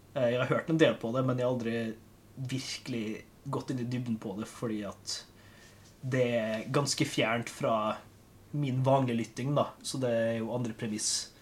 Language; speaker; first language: Norwegian; native; Norwegian